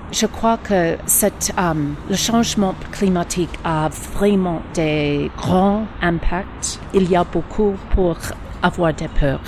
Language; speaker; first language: French; non-native, learner; English